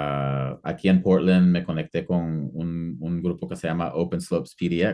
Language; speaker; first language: Spanish; early bilingual, heritage; Spanish